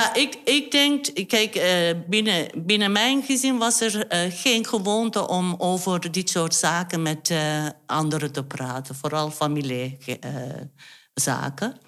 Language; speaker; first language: Dutch; non-native, fluent; Turkish